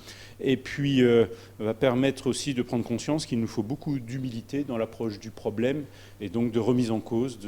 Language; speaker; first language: French; native; French